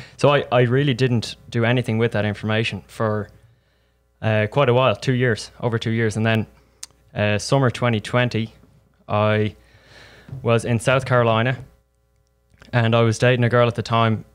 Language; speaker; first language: English; native; English